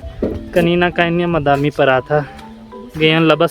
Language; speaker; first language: Filipino; non-native, learner; Punjabi